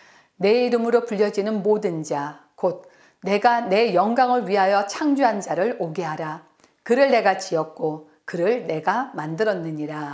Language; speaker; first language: Korean; native; Korean